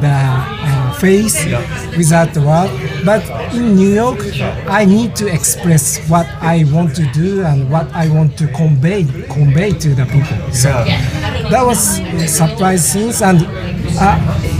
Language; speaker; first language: English; non-native, learner; Japanese